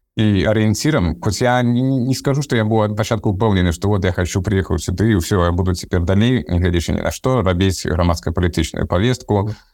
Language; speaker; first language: Belarusian; non-native, local second language; Russian